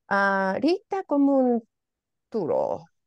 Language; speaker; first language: Finnish; non-native, learner; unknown